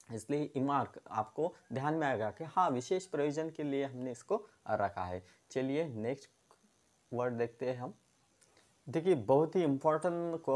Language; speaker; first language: Hindi; non-native, local second language; Marathi